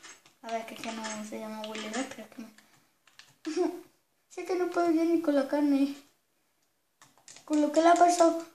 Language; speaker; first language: Spanish; native; Spanish